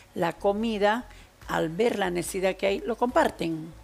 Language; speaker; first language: Spanish; native; Spanish